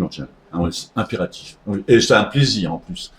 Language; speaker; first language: French; native; French